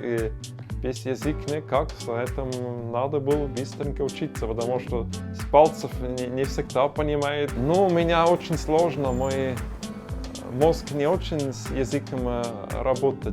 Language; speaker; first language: Russian; non-native, learner; German